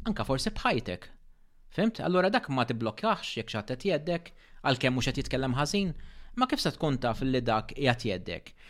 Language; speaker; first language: Maltese; native; Maltese